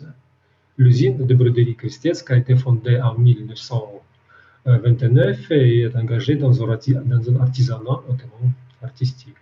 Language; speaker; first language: French; non-native, fluent; Russian